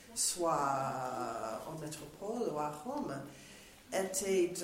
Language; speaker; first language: French; non-native, fluent; English